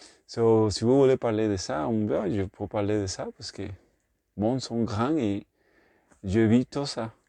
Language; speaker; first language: French; non-native, learner; Spanish